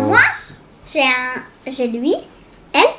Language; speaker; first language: French; early bilingual, heritage; French